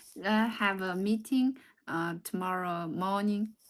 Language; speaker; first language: English; non-native, learner; Chinese